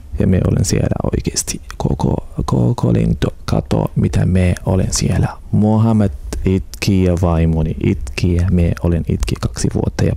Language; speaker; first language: Finnish; non-native, learner; Arabic